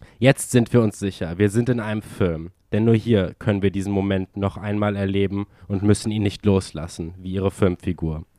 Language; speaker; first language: German; native; German